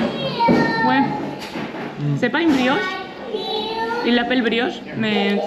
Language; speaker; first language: French; non-native, fluent; Spanish